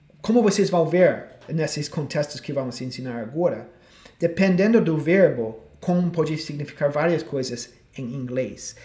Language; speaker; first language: Portuguese; non-native, fluent; English